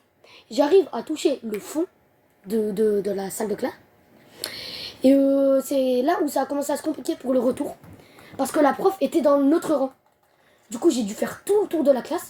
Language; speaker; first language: French; native; French